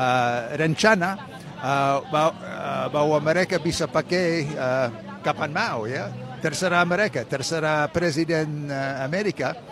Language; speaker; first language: Indonesian; non-native, fluent; English